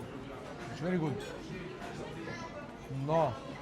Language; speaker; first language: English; non-native, learner; Arabic